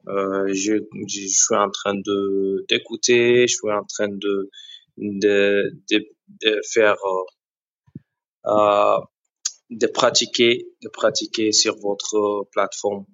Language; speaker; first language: French; non-native, learner; Arabic